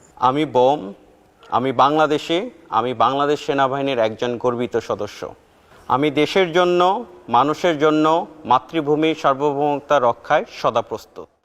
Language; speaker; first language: Bangla; non-native, local second language; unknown